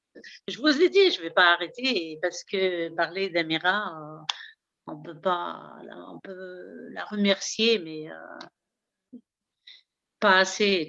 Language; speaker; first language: French; early bilingual, heritage; Arabic